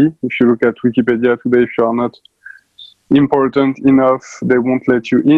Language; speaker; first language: English; non-native, fluent; French